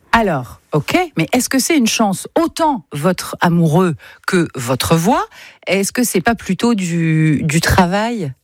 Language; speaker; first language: French; native; French